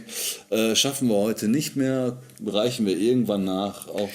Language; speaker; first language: German; native; German